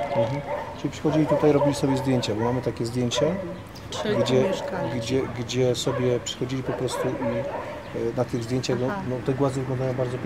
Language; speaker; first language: Polish; native; Polish